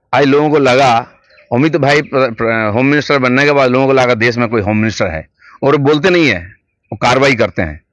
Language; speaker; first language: Hindi; non-native, local second language; Bangla